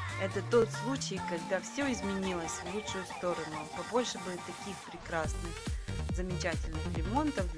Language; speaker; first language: Russian; native; Russian